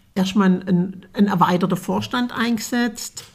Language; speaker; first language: German; native; German